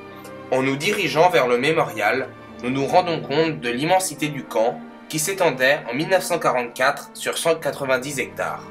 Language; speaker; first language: French; native; French